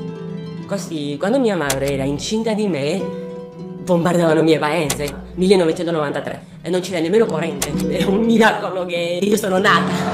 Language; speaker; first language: Italian; non-native, fluent; Georgian